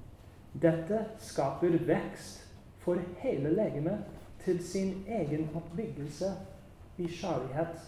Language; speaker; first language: Norwegian; non-native, fluent; English